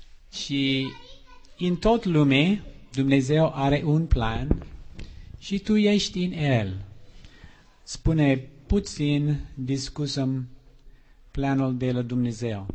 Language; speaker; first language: Romanian; non-native, learner; English